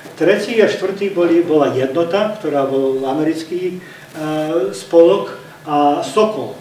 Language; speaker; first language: Slovak; early bilingual, heritage; Slovak